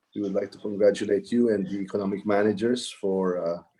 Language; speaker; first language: English; non-native, local second language; Filipino